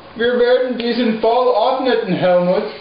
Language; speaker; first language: German; non-native, learner; English